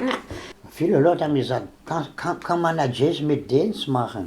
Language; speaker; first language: German; non-native, learner; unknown